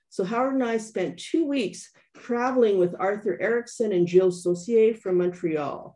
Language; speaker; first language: English; native; English